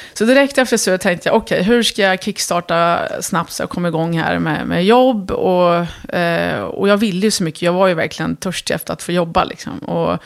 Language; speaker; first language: Swedish; early bilingual, other home language; Arabic